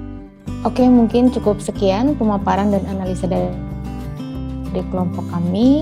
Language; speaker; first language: Indonesian; native; Indonesian